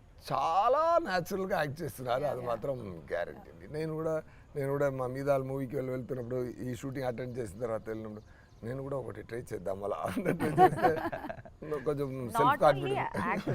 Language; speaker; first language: Telugu; non-native, fluent; Tamil